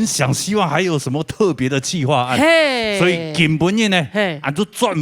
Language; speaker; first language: Chinese; native; Chinese